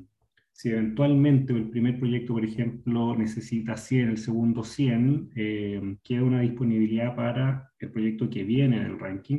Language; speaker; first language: Spanish; native; Spanish